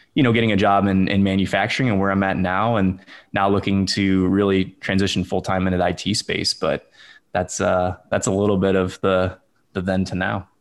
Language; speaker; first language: English; native; English